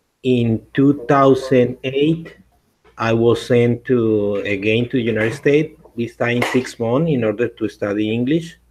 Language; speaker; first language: English; non-native, learner; Spanish